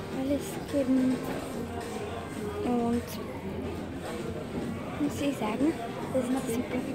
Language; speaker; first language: German; non-native, learner; Slovak